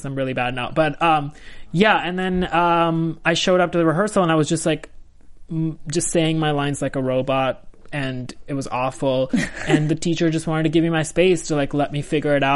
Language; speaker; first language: English; non-native, local second language; Hindi